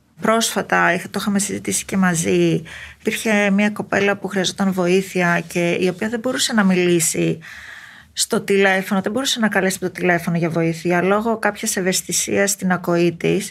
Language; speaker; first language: Greek; native; Greek